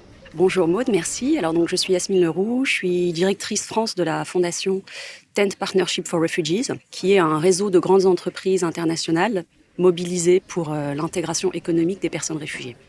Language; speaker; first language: French; native; French